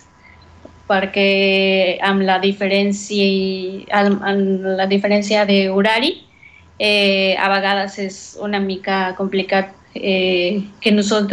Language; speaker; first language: Catalan; non-native, learner; Spanish